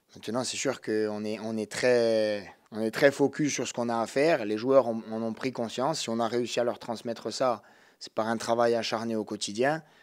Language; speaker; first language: French; native; French